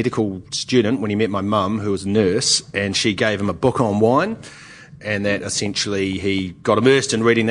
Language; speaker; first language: English; native; English